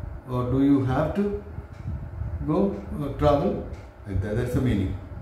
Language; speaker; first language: English; non-native, local second language; Malayalam